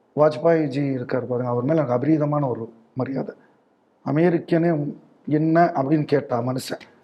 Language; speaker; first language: Tamil; native; Tamil